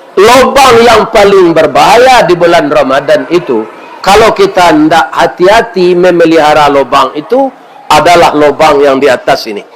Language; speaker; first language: Malay; non-native, local second language; Minangkabau